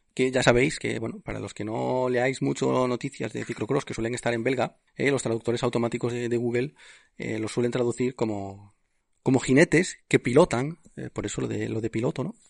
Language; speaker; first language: Spanish; native; Spanish